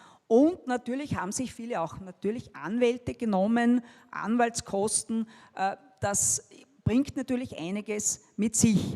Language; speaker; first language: German; native; German